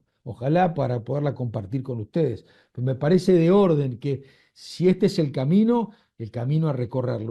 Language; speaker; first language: Spanish; native; Spanish